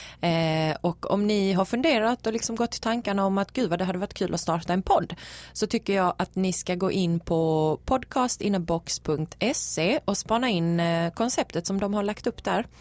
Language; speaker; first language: Swedish; early bilingual, other home language; Serbian